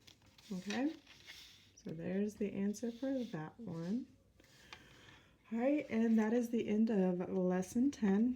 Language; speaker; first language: English; native; English